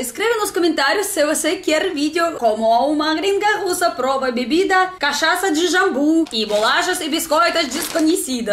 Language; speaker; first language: Portuguese; non-native, learner; Russian